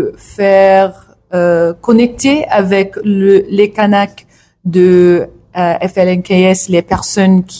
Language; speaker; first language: French; non-native, learner; English